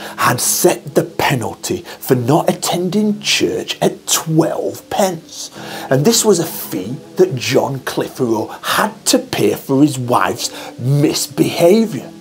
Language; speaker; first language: English; native; English